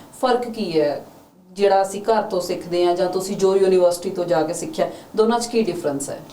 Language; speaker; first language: Punjabi; native; Punjabi